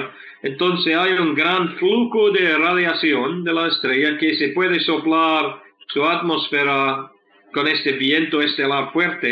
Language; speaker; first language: Spanish; non-native, fluent; English